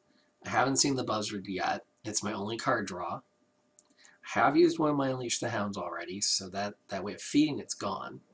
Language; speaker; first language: English; native; English